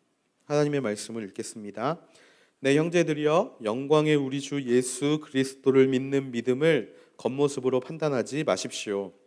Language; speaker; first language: Korean; native; Korean